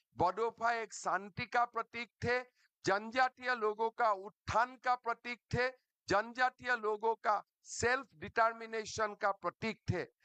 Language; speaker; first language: Hindi; non-native, local second language; Assamese